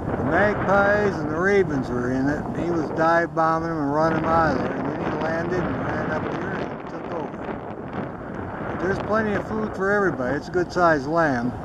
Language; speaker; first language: English; native; English